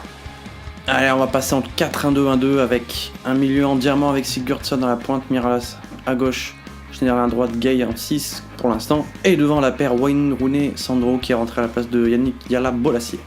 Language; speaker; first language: French; native; French